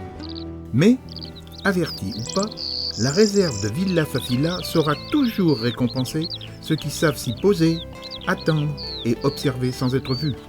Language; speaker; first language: French; native; French